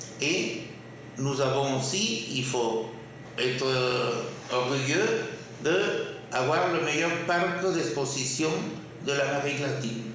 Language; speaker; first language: French; non-native, fluent; Spanish